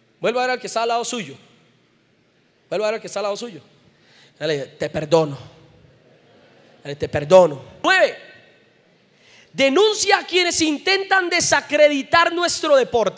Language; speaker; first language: Spanish; native; Spanish